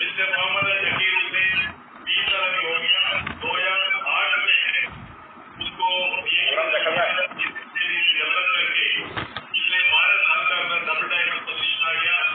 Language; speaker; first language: Hindi; non-native, fluent; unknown